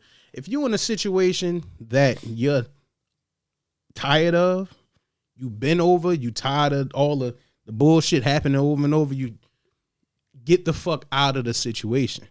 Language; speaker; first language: English; native; English